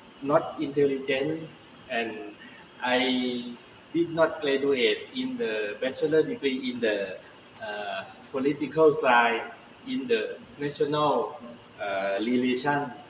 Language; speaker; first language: English; non-native, learner; Thai